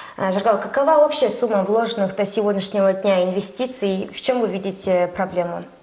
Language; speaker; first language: Russian; non-native, fluent; Mongolian